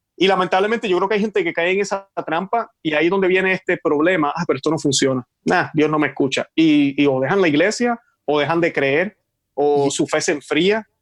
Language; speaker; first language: Spanish; native; Spanish